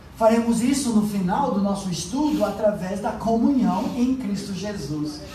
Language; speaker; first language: Portuguese; non-native, fluent; English